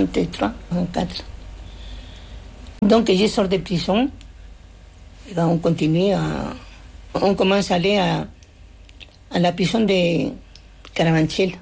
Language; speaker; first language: French; non-native, fluent; Spanish